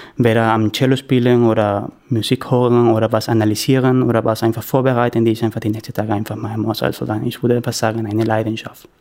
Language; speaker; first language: German; non-native, learner; Spanish